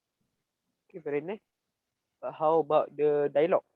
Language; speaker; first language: English; non-native, learner; Malay